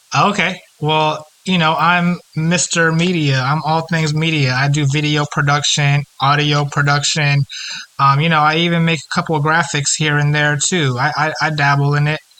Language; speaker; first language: English; early bilingual, other home language; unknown